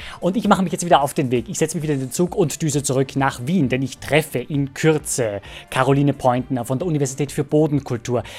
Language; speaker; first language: German; native; German